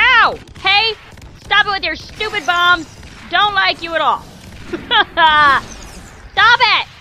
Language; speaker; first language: English; native; English